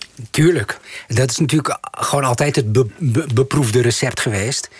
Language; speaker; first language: Dutch; native; Dutch